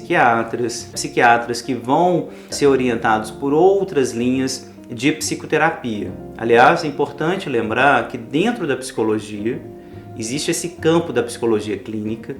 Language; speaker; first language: Portuguese; native; Portuguese